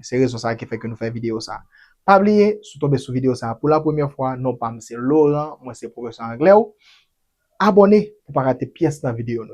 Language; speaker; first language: French; non-native, learner; Haitian Creole